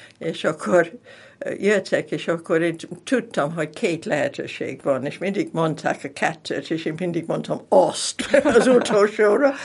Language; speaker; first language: Hungarian; non-native, fluent; English